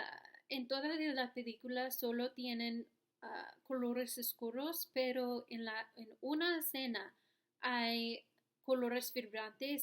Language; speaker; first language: Spanish; non-native, learner; English